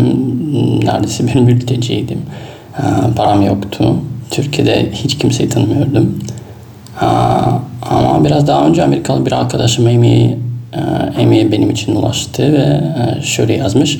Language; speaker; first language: Turkish; non-native, fluent; Russian